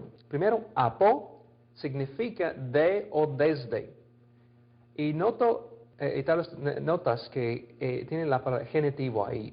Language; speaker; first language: Spanish; non-native, fluent; English